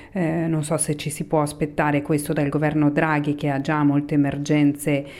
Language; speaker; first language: Italian; native; Italian